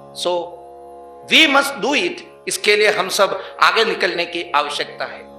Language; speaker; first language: Hindi; non-native, local second language; Malayalam